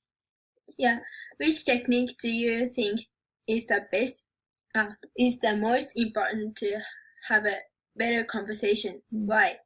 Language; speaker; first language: English; non-native, learner; Japanese